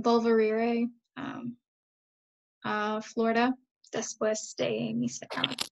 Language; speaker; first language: Spanish; non-native, learner; English